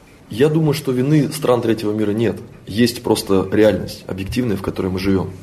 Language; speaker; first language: Russian; native; Russian